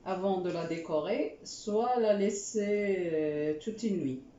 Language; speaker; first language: French; non-native, local second language; Arabic